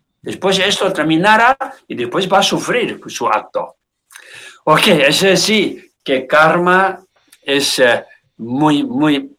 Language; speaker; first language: Spanish; non-native, learner; Tibetan